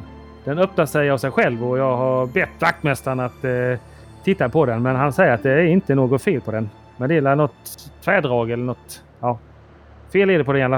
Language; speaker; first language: Swedish; native; Swedish